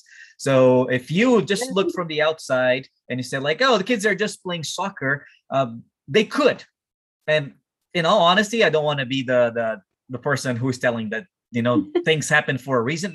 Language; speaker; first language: English; non-native, fluent; Portuguese